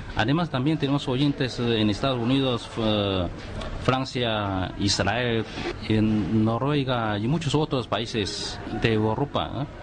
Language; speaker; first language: Spanish; non-native, fluent; Chinese